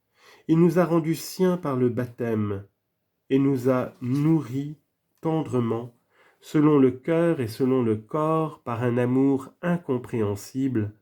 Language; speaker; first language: French; native; French